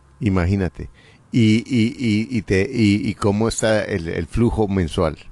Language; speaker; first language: Spanish; native; Spanish